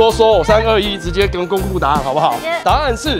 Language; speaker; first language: Chinese; native; Chinese